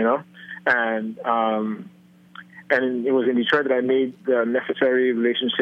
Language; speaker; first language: English; non-native, local second language; Yoruba